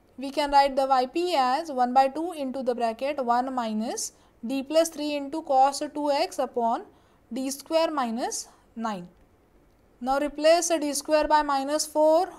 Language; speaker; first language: English; non-native, local second language; Marathi